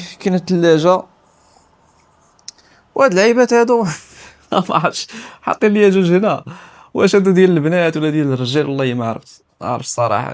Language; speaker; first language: Arabic; native; Arabic